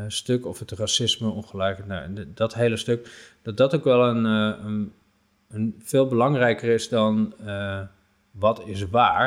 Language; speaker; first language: Dutch; native; Dutch